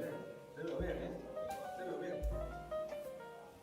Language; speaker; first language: Spanish; native; Spanish